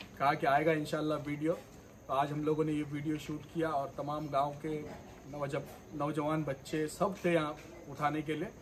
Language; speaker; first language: Hindi; non-native, local second language; Konkani